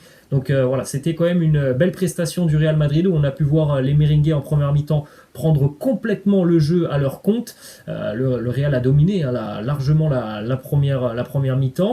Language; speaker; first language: French; native; French